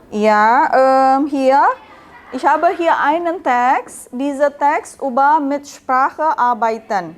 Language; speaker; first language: German; non-native, learner; Indonesian